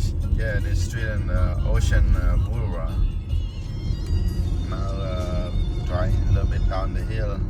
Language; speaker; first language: English; non-native, learner; Khmer